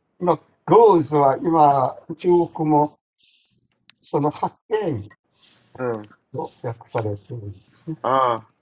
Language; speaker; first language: Japanese; non-native, learner; Chinese